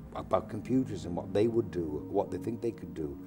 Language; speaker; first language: English; native; English